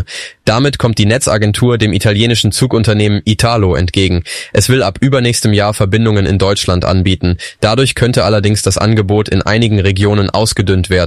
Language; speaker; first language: German; native; German